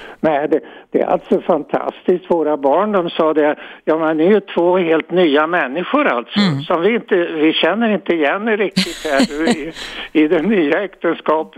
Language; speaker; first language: Swedish; native; Swedish